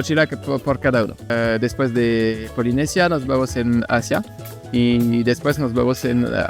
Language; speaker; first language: Spanish; non-native, learner; French